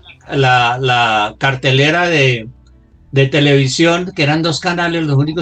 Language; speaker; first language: Spanish; native; Spanish